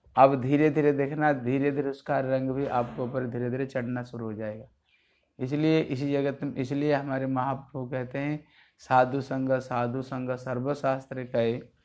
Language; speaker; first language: Hindi; non-native, local second language; Bangla